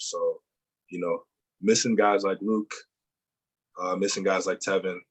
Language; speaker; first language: English; native; English